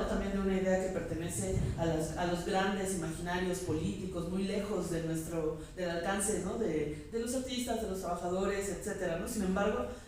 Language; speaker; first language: Spanish; native; Spanish